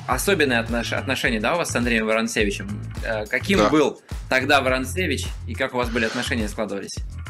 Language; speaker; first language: Russian; native; Russian